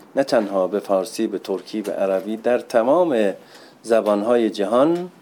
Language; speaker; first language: Persian; non-native, fluent; Turkish